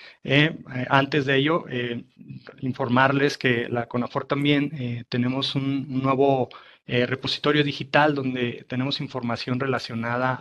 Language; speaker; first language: Spanish; native; Spanish